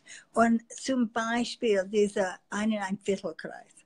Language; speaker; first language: German; non-native, fluent; English